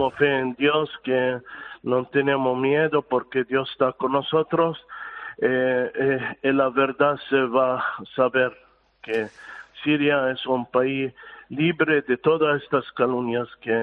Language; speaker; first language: Spanish; non-native, fluent; Arabic